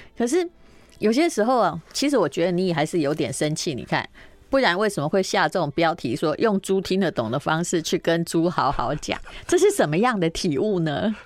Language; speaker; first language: Chinese; native; Chinese